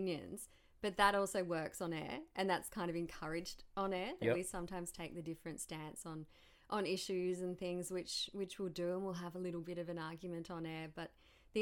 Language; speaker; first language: English; native; English